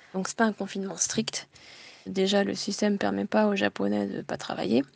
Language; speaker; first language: French; early bilingual, heritage; Japanese